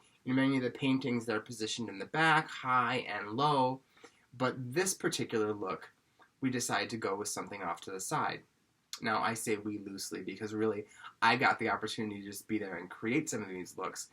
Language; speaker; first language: English; native; English